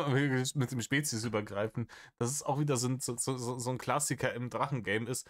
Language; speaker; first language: German; native; German